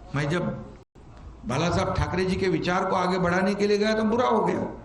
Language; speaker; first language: Hindi; non-native, local second language; Marathi